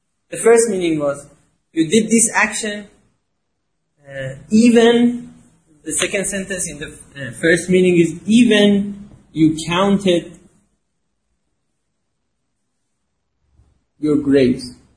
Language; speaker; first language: English; non-native, fluent; Persian